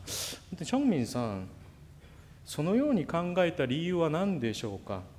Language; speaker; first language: Japanese; non-native, fluent; Korean